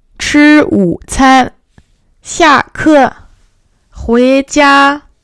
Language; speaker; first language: Chinese; non-native, fluent; French